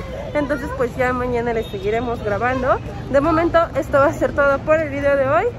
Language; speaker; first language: Spanish; native; Spanish